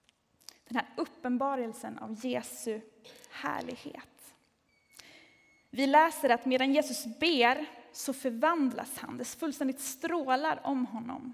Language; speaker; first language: Swedish; native; Swedish